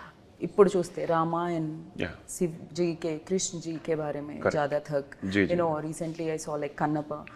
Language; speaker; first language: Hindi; non-native, local second language; Telugu